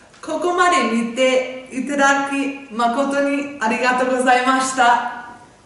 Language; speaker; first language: Japanese; non-native, fluent; English